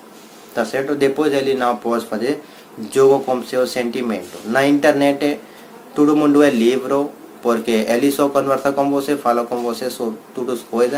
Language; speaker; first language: Portuguese; non-native, learner; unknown